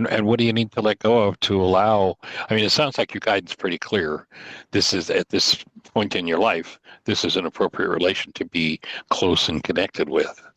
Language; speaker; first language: English; native; English